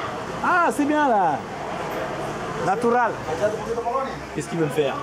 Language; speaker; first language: French; native; French